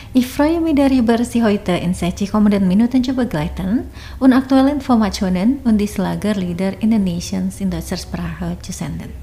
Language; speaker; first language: German; non-native, learner; Indonesian